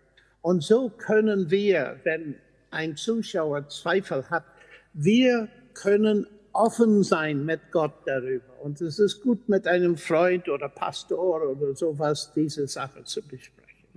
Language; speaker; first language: German; non-native, fluent; English